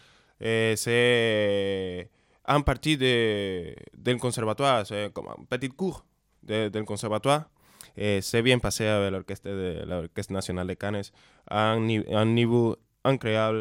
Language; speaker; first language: French; non-native, learner; Spanish